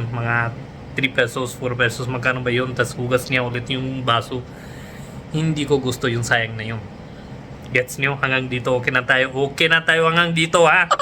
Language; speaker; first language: Filipino; non-native, learner; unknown